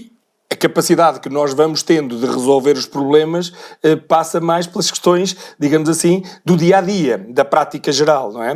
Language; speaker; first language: Portuguese; native; Portuguese